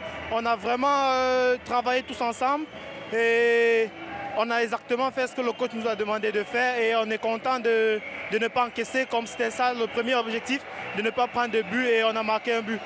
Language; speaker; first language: French; non-native, fluent; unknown